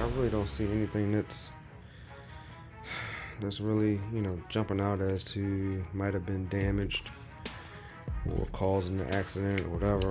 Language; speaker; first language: English; native; English